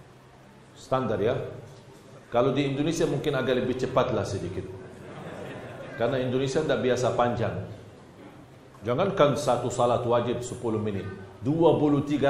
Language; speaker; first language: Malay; non-native, fluent; Arabic